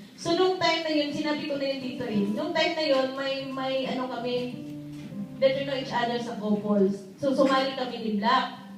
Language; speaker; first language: Filipino; non-native, local second language; Cebuano